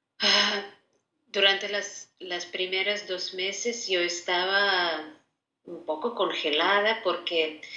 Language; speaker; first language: Spanish; non-native, fluent; Ukrainian